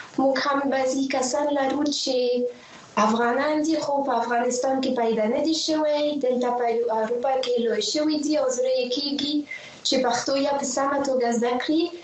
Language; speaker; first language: Pashto; non-native, fluent; French